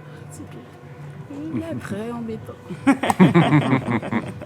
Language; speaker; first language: French; non-native, local second language; Haitian Creole